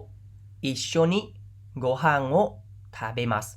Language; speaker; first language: Japanese; non-native, fluent; Khmer